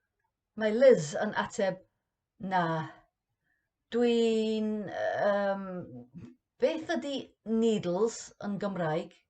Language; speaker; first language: Welsh; non-native, learner; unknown